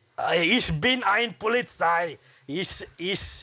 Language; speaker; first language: German; non-native, learner; Swedish